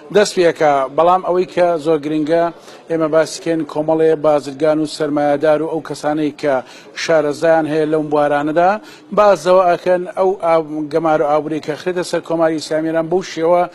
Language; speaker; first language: Central Kurdish; native; Central Kurdish